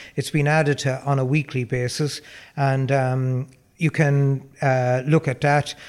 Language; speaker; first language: English; native; English